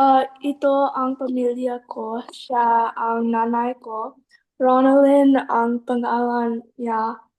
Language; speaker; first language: Filipino; non-native, learner; English